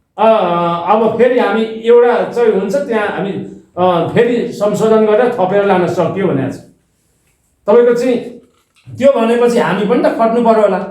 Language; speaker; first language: Nepali; non-native, local second language; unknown